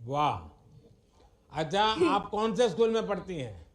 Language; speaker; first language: Hindi; non-native, local second language; Gujarati